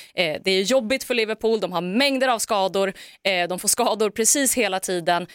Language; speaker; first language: Swedish; native; Swedish